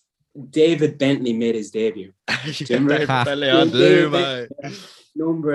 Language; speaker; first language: English; native; English